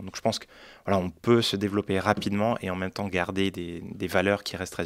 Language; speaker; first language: French; native; French